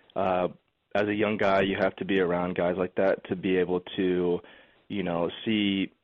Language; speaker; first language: English; native; English